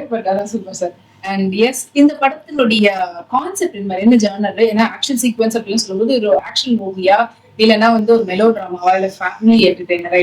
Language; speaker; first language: Tamil; native; Tamil